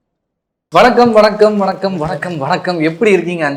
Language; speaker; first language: Tamil; native; Tamil